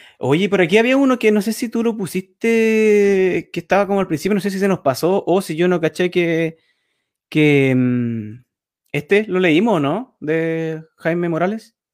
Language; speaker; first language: Spanish; native; Spanish